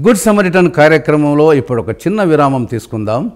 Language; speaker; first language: Telugu; native; Telugu